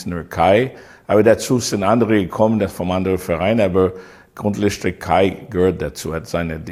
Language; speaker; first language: German; non-native, learner; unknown